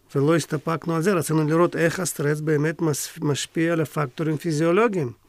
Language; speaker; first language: Hebrew; non-native, fluent; Russian